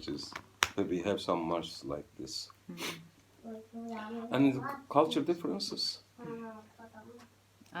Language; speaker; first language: English; non-native, fluent; Turkish